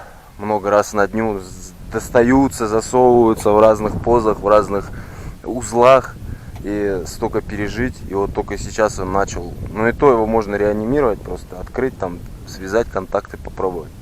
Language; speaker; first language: Russian; native; Russian